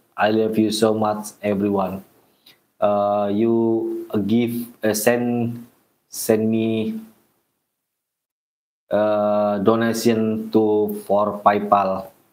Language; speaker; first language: English; non-native, learner; Indonesian